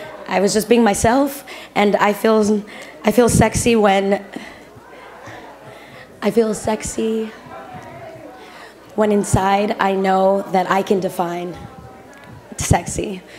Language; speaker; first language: English; early bilingual, other home language; Spanish